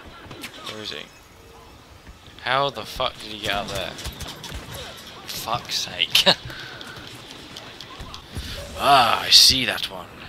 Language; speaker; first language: English; native; English